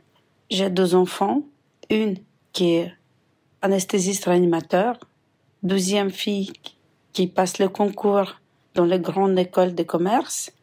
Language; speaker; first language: French; non-native, fluent; Ukrainian